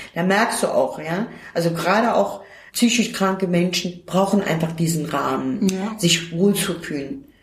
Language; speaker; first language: German; non-native, fluent; Turkish